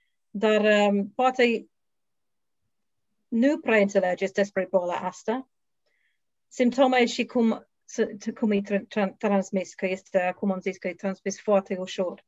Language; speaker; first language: Romanian; non-native, learner; English